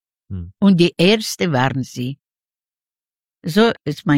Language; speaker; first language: German; non-native, learner; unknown